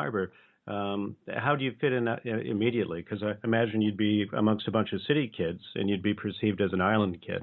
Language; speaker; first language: English; native; English